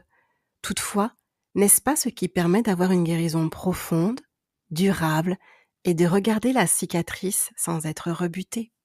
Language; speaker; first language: French; native; French